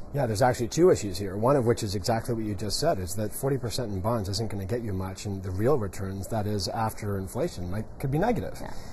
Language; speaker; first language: English; native; English